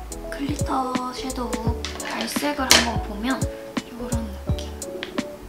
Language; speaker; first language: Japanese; non-native, learner; Korean